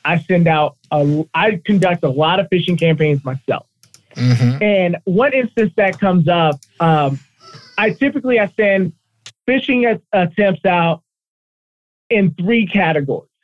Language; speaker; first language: English; native; English